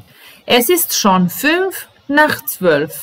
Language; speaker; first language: German; non-native, fluent; Serbian